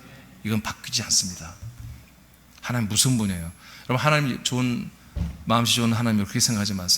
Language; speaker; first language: Korean; native; Korean